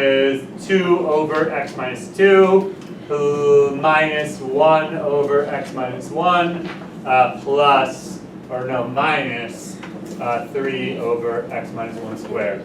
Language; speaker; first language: English; native; English